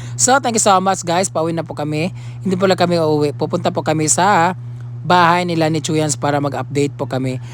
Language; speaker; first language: Filipino; non-native, local second language; Cebuano